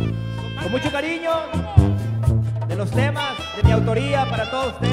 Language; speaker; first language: Spanish; native; Spanish